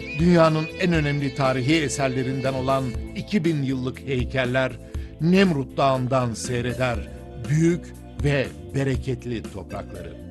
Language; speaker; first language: Turkish; native; Turkish